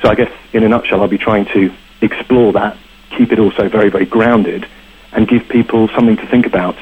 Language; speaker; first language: English; native; English